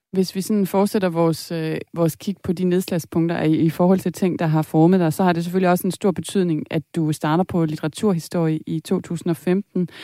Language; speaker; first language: Danish; native; Danish